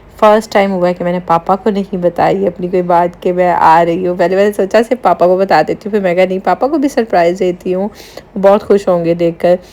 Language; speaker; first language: Urdu; native; Urdu